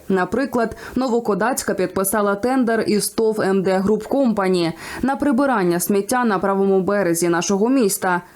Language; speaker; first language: Ukrainian; native; Ukrainian